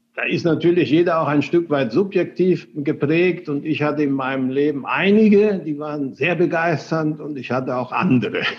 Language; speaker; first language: German; early bilingual, other home language; Spanish